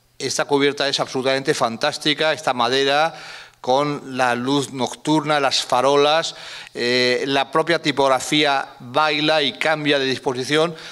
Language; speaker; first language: Spanish; native; Spanish